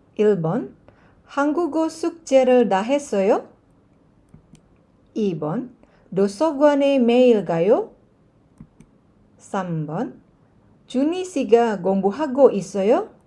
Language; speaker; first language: Korean; non-native, fluent; Indonesian